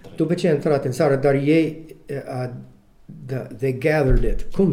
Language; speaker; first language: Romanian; non-native, learner; English